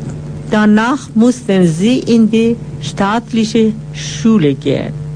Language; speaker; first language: German; non-native, fluent; Persian